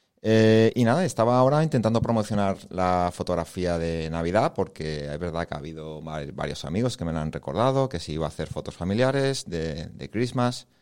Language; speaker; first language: Spanish; native; Spanish